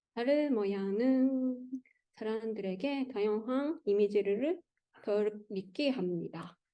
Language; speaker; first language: Korean; non-native, learner; Japanese